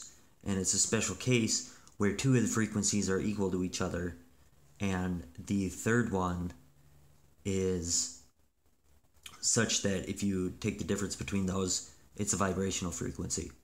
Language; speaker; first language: English; native; English